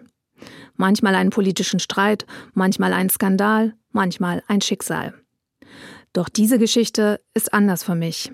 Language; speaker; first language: German; native; German